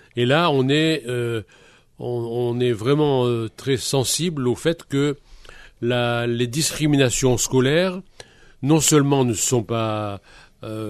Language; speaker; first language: French; native; French